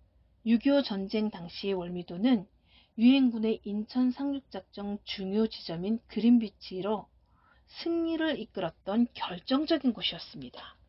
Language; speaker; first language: Korean; native; Korean